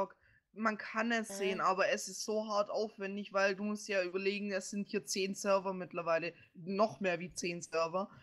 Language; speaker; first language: German; native; German